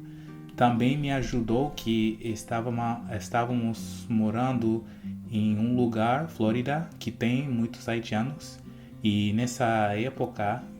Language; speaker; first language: Portuguese; non-native, fluent; English